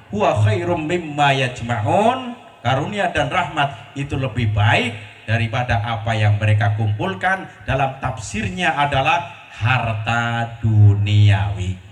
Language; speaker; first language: Indonesian; non-native, local second language; Javanese